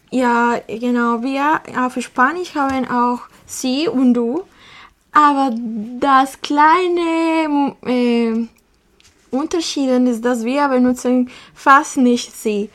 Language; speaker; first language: German; non-native, learner; Spanish